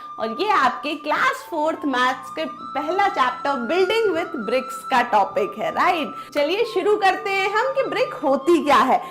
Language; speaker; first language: Hindi; non-native, local second language; Gujarati